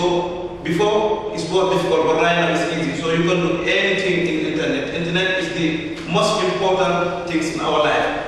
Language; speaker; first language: English; non-native, learner; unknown